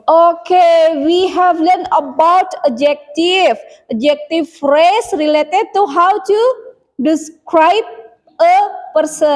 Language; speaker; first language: English; non-native, fluent; Indonesian